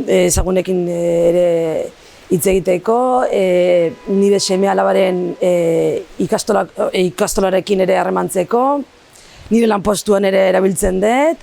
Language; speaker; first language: Basque; non-native, local second language; Arabic